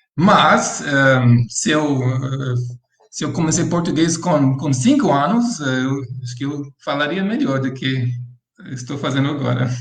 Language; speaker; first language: Portuguese; non-native, fluent; English